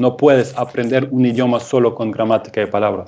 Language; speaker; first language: Spanish; non-native, fluent; German